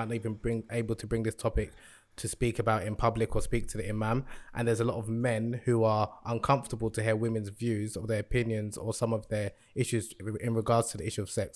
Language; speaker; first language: English; native; English